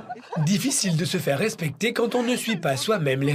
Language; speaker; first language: French; native; French